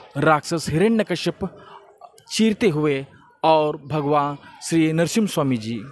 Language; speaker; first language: Hindi; non-native, local second language; Kannada